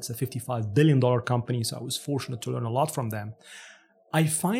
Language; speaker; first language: English; non-native, fluent; Arabic